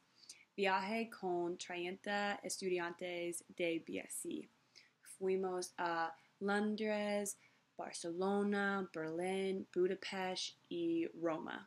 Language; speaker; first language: Spanish; non-native, learner; English